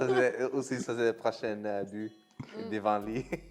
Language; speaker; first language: French; non-native, local second language; English